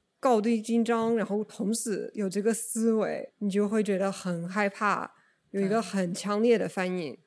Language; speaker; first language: Chinese; non-native, fluent; English